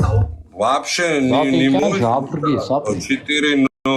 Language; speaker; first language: Russian; non-native, fluent; Georgian